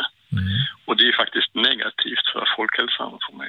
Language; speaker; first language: Swedish; native; Swedish